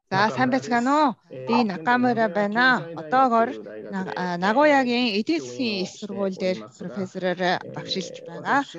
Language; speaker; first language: Mongolian; non-native, fluent; Japanese